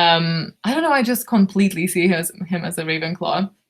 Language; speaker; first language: English; non-native, fluent; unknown